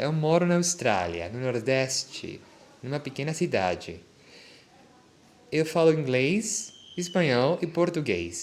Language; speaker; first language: Portuguese; non-native, fluent; Spanish